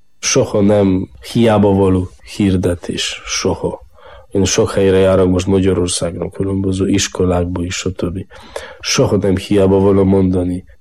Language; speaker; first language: Hungarian; non-native, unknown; Polish